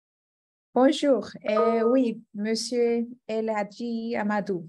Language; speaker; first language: French; non-native, fluent; Spanish